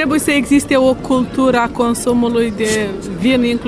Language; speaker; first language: Romanian; native; Romanian